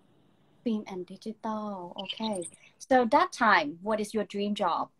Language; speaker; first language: English; non-native, fluent; Thai